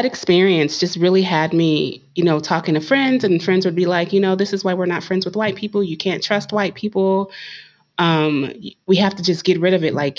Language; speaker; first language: English; native; English